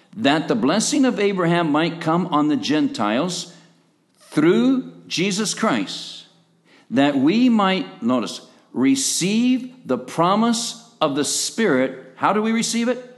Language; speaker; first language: English; native; English